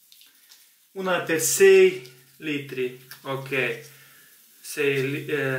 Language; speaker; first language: Italian; non-native, learner; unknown